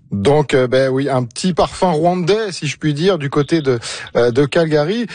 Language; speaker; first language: French; native; French